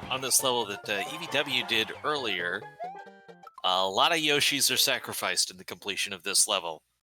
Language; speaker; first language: English; native; English